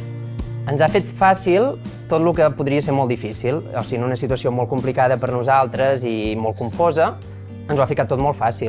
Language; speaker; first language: Catalan; native; Catalan